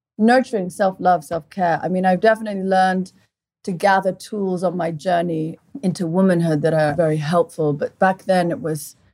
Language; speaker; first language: English; early bilingual, other home language; Portuguese